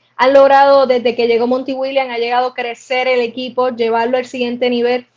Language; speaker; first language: Spanish; native; Spanish